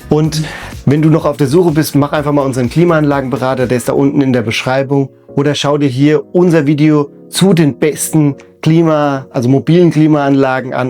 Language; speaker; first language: German; native; German